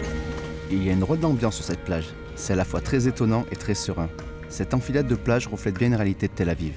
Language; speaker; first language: French; native; French